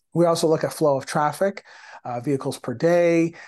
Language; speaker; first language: English; native; English